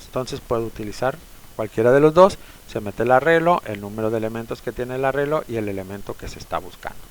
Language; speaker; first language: Spanish; native; Spanish